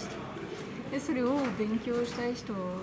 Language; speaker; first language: Japanese; non-native, fluent; French